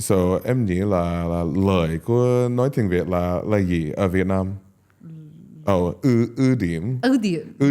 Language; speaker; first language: Vietnamese; non-native, learner; English